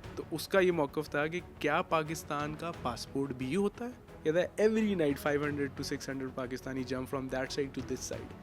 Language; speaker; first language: Hindi; non-native, local second language; Punjabi